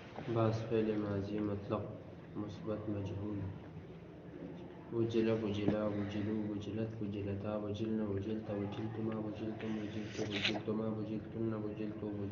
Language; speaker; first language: Arabic; non-native, learner; Urdu